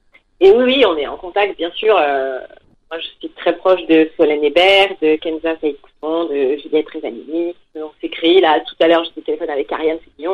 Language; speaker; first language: French; native; French